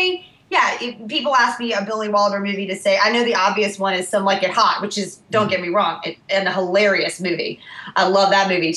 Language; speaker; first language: English; native; English